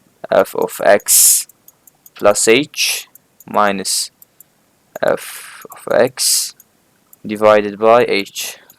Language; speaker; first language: English; non-native, fluent; Arabic